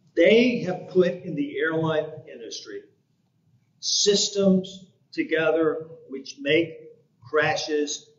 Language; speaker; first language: English; native; English